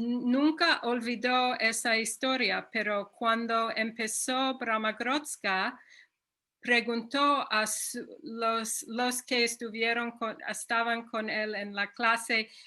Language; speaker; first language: Spanish; non-native, fluent; English